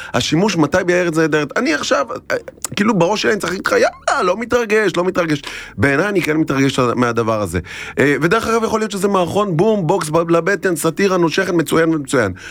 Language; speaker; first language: Hebrew; native; Hebrew